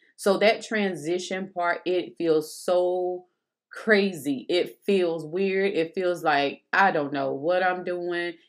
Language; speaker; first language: English; native; English